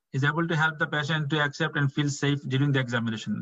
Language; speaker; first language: English; non-native, local second language; Bangla